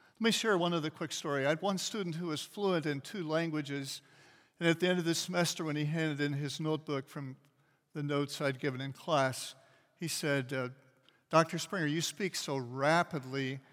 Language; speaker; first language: English; native; English